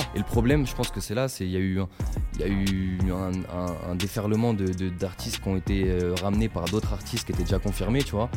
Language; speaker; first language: French; native; French